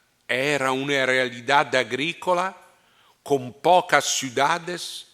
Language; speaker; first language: Spanish; non-native, fluent; Italian